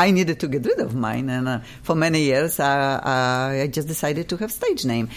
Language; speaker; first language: English; non-native, fluent; Polish